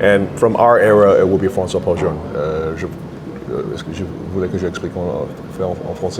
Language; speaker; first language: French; non-native, fluent; English